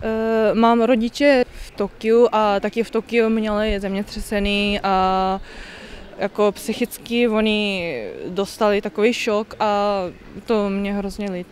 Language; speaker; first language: Czech; non-native, learner; Japanese